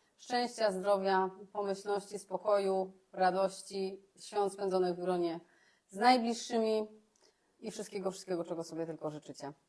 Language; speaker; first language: Polish; native; Polish